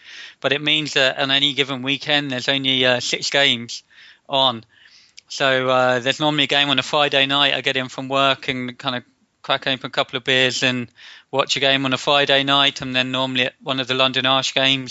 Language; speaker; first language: English; native; English